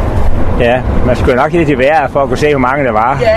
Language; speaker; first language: Danish; native; Danish